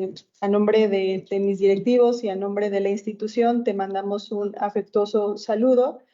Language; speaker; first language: Spanish; native; Spanish